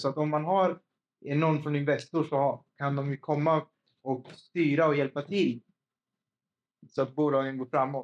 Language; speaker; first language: Swedish; native; Swedish